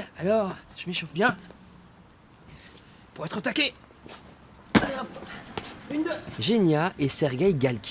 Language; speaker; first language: French; native; French